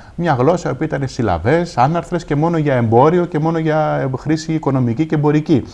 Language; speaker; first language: Greek; native; Greek